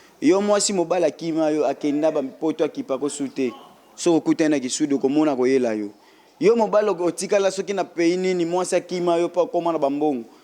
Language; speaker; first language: Lingala; non-native, local second language; Kongo